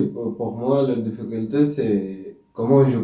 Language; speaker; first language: French; non-native, learner; Arabic